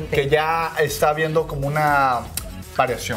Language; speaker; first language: Spanish; native; Spanish